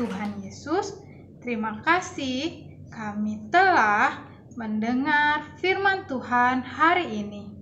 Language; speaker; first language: Indonesian; native; Indonesian